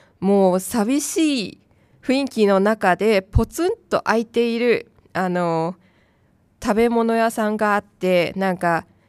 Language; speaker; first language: Japanese; non-native, fluent; Chinese